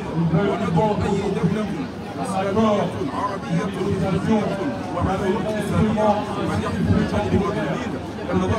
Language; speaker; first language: Arabic; non-native, local second language; Comorian